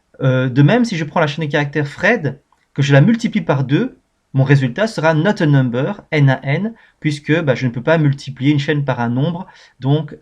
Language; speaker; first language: French; native; French